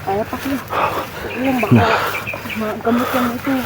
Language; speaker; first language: Filipino; non-native, local second language; Cebuano